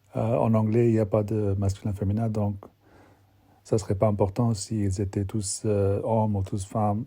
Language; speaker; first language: French; non-native, fluent; English